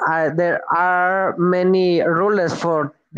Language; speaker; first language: English; non-native, learner; Spanish